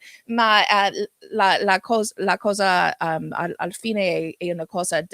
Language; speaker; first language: Italian; non-native, learner; English